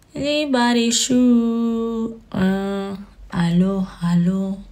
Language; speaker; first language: Spanish; native; Spanish